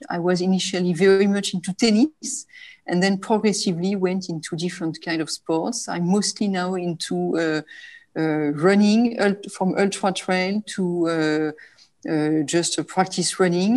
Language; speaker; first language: English; non-native, fluent; French